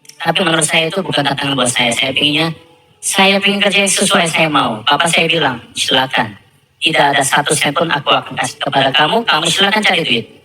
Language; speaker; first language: Indonesian; non-native, fluent; Korean